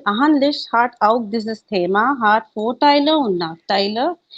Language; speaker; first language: German; non-native, learner; Hindi